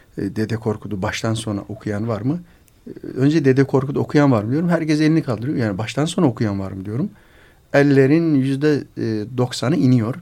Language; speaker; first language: Turkish; native; Turkish